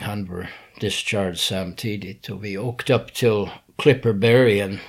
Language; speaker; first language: Swedish; non-native, learner; English